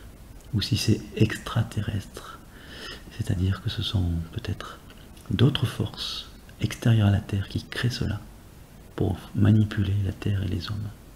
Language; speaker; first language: French; native; French